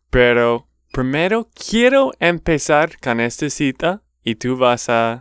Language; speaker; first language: Spanish; non-native, learner; English